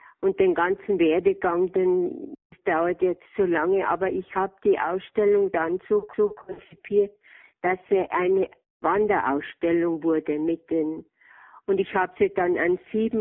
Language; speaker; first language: German; native; German